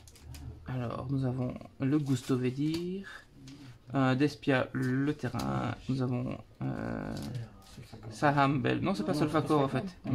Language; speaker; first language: French; native; French